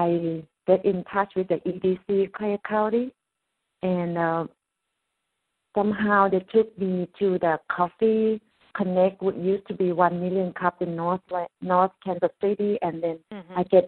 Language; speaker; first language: English; non-native, fluent; Thai